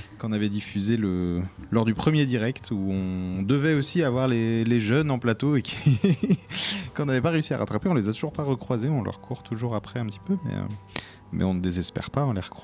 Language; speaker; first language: French; native; French